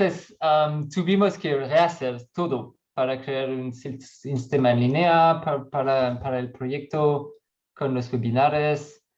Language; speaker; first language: Spanish; non-native, learner; French